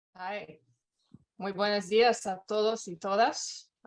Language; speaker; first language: Spanish; non-native, learner; English